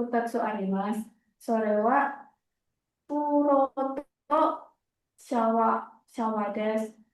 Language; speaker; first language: Japanese; non-native, learner; Indonesian